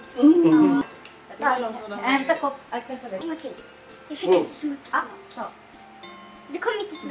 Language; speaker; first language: Swedish; non-native, learner; Japanese